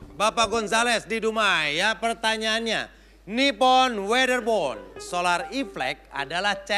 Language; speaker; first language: Indonesian; native; Indonesian